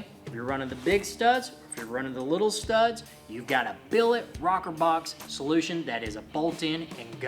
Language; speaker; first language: English; native; English